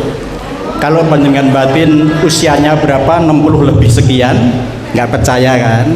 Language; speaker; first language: Indonesian; native; Indonesian